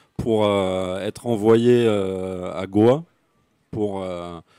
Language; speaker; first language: French; native; French